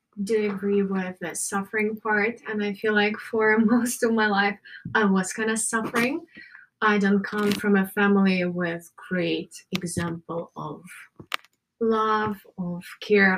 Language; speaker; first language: English; non-native, fluent; Ukrainian